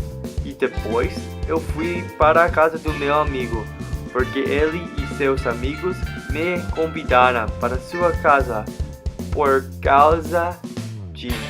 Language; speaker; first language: Portuguese; non-native, learner; English